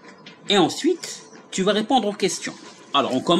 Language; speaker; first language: French; non-native, local second language; Arabic